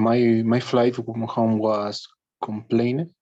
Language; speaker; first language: English; non-native, learner; Spanish